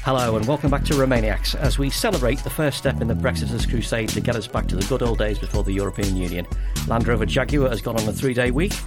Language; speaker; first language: English; native; English